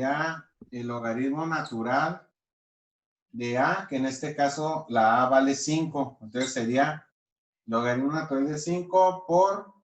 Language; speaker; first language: Spanish; native; Spanish